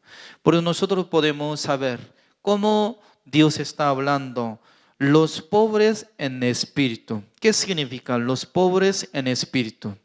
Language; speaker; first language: Spanish; non-native, fluent; Korean